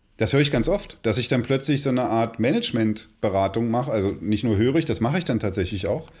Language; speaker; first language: German; native; German